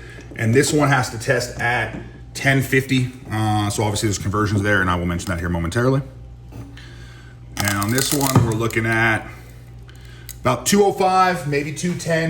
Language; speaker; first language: English; native; English